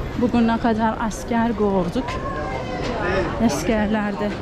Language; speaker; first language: Turkish; non-native, learner; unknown